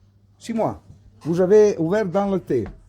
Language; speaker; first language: French; non-native, learner; Italian